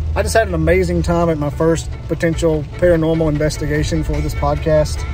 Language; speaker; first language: English; native; English